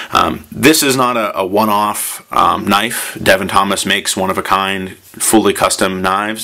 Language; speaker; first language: English; native; English